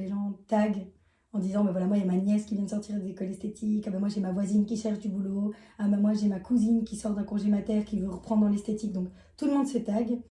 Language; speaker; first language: French; native; French